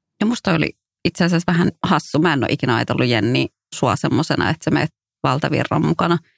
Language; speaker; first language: Finnish; early bilingual, other home language; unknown